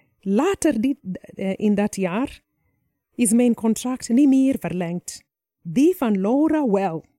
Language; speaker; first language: Dutch; non-native, fluent; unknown